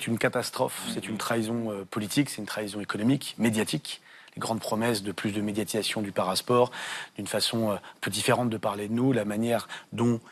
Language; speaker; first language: French; native; French